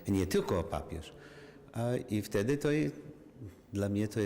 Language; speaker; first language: Polish; non-native, learner; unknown